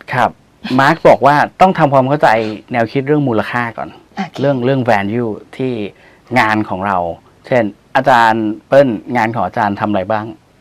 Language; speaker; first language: Thai; native; Thai